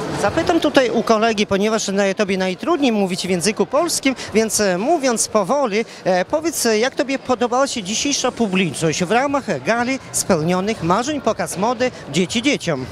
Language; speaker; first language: Polish; native; Polish